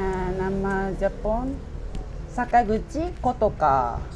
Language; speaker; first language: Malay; non-native, fluent; Japanese